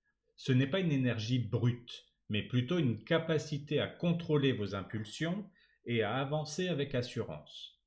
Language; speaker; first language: French; native; French